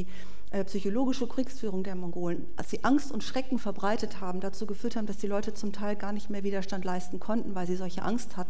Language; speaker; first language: German; native; German